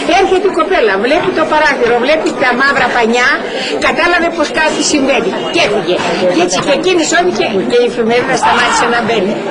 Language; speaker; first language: Greek; native; Greek